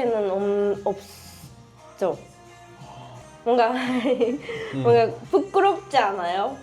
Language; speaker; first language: Korean; non-native, learner; Japanese